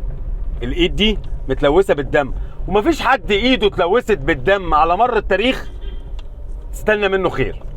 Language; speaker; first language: Arabic; native; Arabic